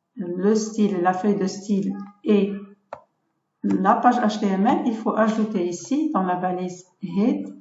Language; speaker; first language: French; non-native, local second language; Arabic